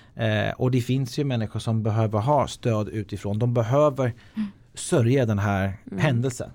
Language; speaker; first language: Swedish; non-native, fluent; English